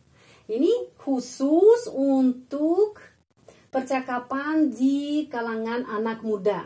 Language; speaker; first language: Indonesian; non-native, fluent; Russian